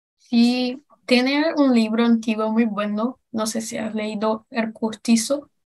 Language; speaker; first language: Spanish; non-native, learner; Portuguese